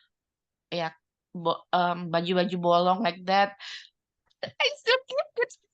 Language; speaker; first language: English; non-native, learner; Indonesian